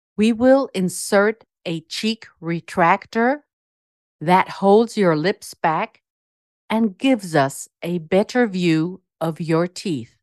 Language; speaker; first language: English; non-native, fluent; German